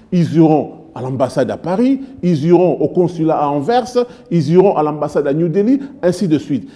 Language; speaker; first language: French; non-native, local second language; Lingala